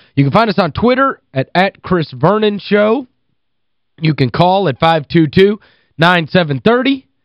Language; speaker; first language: English; native; English